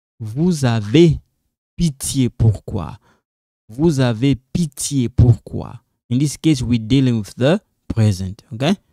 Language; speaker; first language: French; non-native, local second language; Lingala